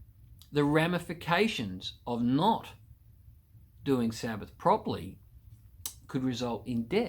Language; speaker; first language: English; native; English